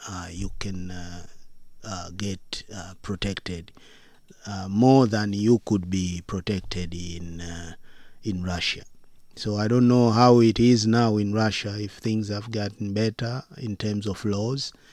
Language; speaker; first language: English; non-native, local second language; Swahili